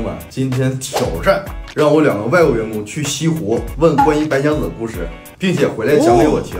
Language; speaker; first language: Chinese; native; Chinese